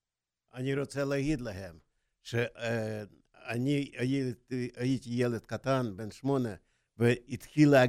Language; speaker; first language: Hebrew; non-native, fluent; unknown